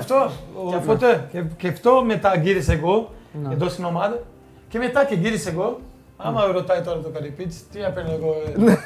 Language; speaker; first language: Greek; non-native, fluent; Portuguese